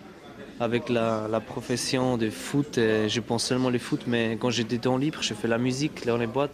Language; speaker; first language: French; non-native, local second language; German